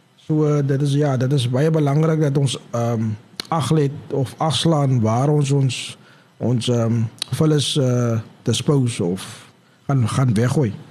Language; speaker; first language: Afrikaans; native; Afrikaans